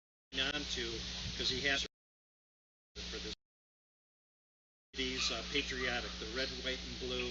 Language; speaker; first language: English; native; English